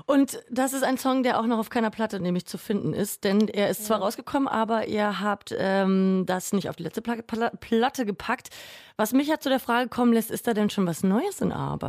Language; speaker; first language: German; native; German